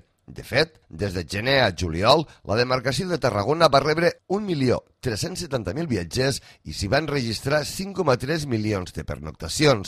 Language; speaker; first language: Catalan; native; Catalan